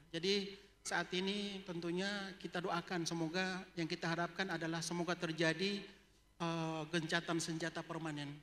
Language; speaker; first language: Indonesian; native; Indonesian